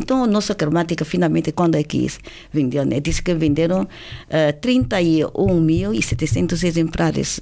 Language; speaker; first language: Portuguese; non-native, fluent; Chinese